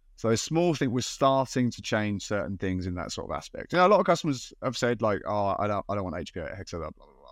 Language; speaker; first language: English; native; English